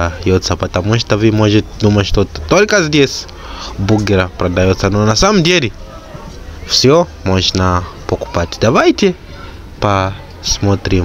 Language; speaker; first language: Russian; non-native, learner; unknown